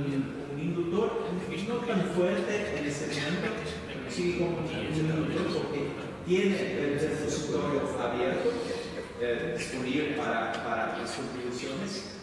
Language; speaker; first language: Spanish; non-native, fluent; Portuguese